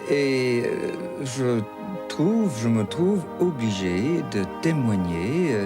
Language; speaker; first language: French; non-native, fluent; English